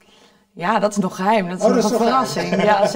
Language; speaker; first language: Dutch; native; Dutch